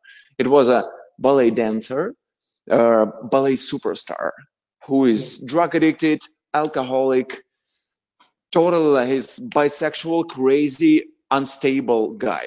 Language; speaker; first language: English; non-native, fluent; Russian